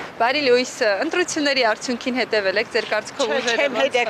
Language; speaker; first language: Armenian; native; Armenian